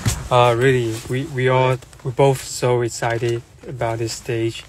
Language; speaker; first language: English; non-native, learner; Chinese